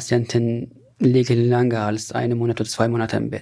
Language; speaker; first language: German; non-native, fluent; Arabic